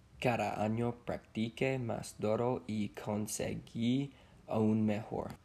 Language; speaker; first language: Spanish; non-native, learner; English